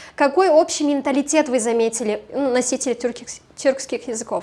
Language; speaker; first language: Russian; non-native, local second language; Kazakh